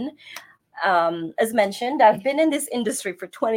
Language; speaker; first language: English; non-native, local second language; Bikol